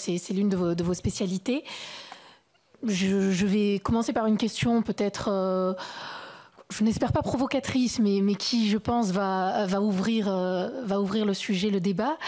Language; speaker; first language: French; native; French